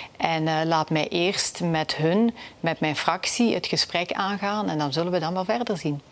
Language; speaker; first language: Dutch; native; Dutch